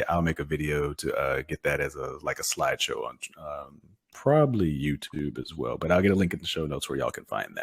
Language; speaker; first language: English; native; English